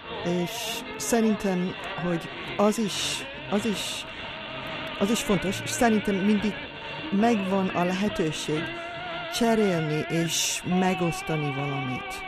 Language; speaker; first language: Hungarian; non-native, fluent; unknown